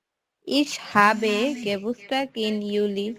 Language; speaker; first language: German; non-native, learner; Bangla